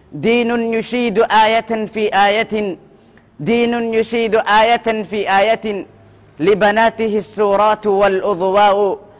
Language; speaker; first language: Arabic; non-native, learner; Urdu